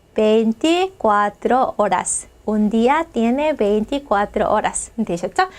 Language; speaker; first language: Spanish; non-native, fluent; Korean